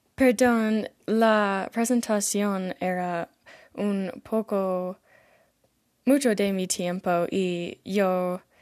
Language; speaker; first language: Spanish; non-native, learner; English